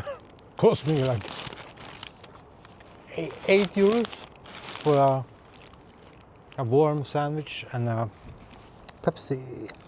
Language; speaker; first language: English; non-native, fluent; Swedish